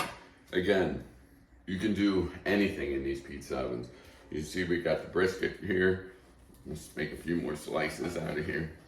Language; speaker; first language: English; native; English